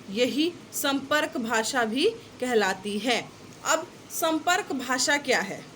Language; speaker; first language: Hindi; native; Hindi